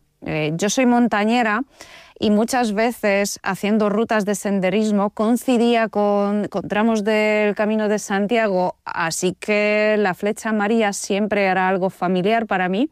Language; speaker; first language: Spanish; non-native, fluent; Polish